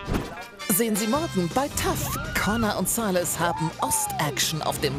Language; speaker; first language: German; native; German